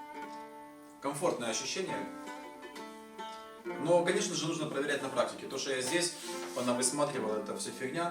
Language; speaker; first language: Russian; native; Russian